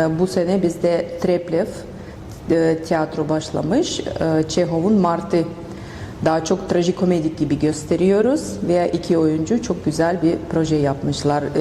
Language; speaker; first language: Turkish; non-native, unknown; Russian